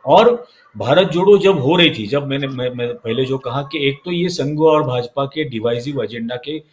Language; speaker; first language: Hindi; non-native, local second language; Marathi